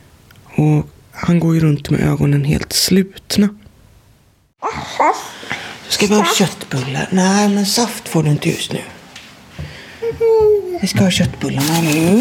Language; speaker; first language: Swedish; native; Swedish